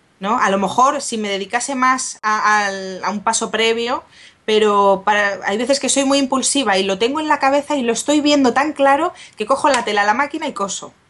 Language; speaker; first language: Spanish; native; Spanish